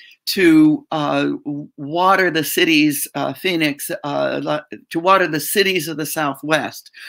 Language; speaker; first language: English; native; English